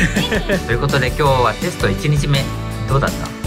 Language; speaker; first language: Japanese; native; Japanese